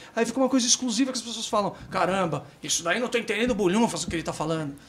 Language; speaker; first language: Portuguese; native; Portuguese